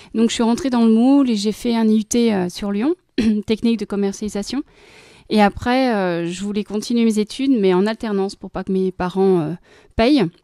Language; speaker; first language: French; native; French